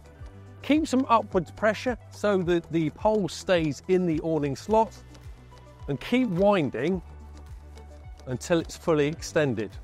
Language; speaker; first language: English; native; English